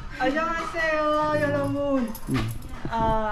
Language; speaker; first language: Korean; non-native, learner; Lao